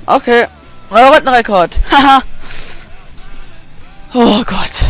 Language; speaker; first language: German; native; German